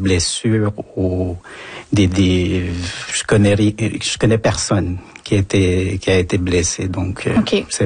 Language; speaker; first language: French; non-native, fluent; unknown